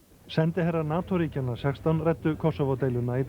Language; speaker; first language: Icelandic; native; Icelandic